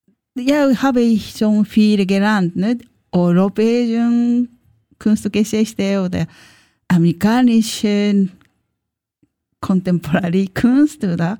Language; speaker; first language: German; non-native, learner; Japanese